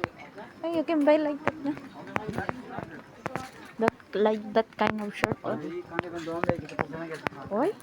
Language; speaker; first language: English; non-native, learner; Filipino